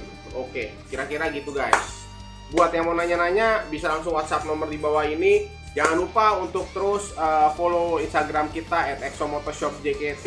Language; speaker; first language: Indonesian; native; Indonesian